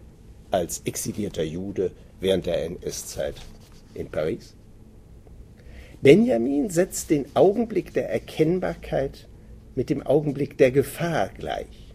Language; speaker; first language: German; native; German